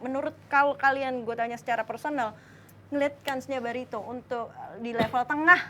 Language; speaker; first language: Indonesian; native; Indonesian